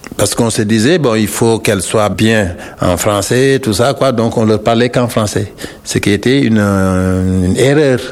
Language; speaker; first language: French; non-native, local second language; Wolof